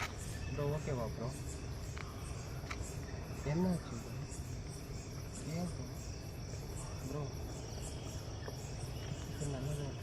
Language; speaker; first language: Tamil; non-native, local second language; Kannada